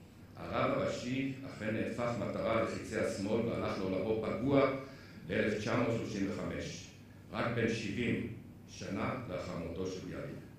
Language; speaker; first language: Hebrew; native; Hebrew